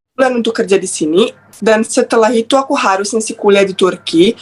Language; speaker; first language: Indonesian; non-native, fluent; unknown